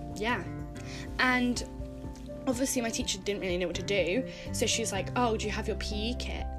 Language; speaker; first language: English; native; English